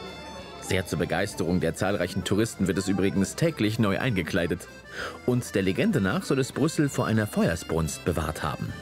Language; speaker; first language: German; native; German